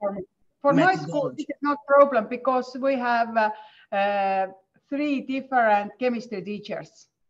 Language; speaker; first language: English; non-native, learner; Estonian